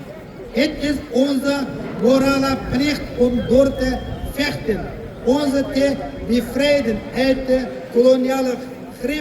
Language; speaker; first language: Dutch; non-native, local second language; Uyghur